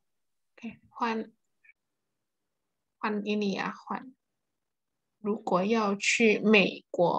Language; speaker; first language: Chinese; non-native, fluent; Indonesian